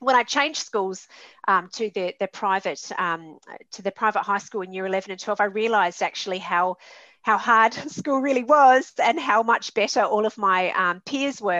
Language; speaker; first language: English; native; English